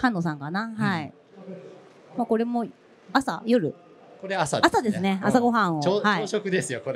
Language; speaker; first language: Japanese; native; Japanese